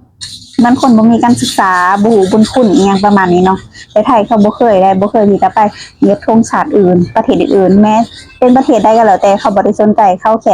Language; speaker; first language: Thai; non-native, local second language; Northeastern Thai